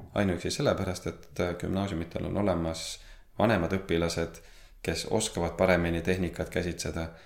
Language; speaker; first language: Estonian; native; Estonian